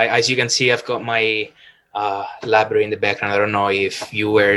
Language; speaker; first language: English; non-native, fluent; Italian